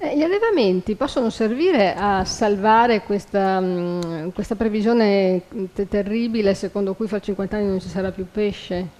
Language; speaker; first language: Italian; native; Italian